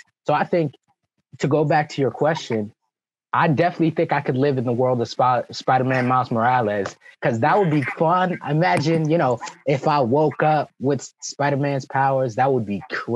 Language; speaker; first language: English; early bilingual, other home language; French